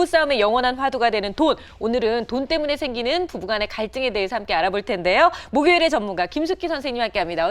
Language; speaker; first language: Korean; native; Korean